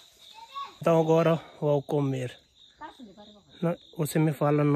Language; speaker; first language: Portuguese; non-native, learner; Hindi